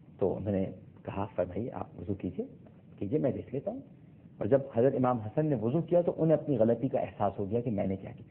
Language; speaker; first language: Urdu; native; Urdu